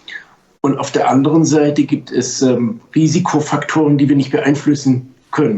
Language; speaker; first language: German; native; German